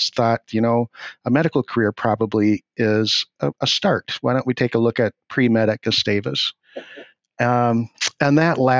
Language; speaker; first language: English; native; English